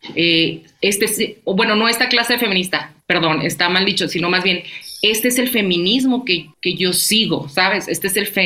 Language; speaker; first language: Spanish; native; Spanish